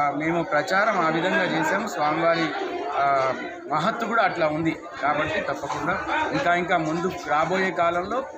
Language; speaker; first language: Telugu; native; Telugu